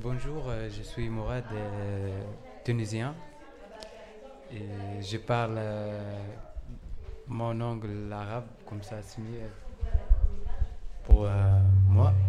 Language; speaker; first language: French; non-native, learner; Arabic